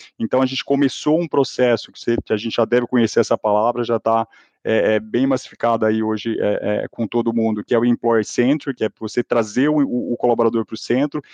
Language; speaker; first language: Portuguese; native; Portuguese